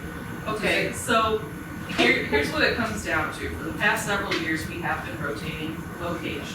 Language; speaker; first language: English; native; English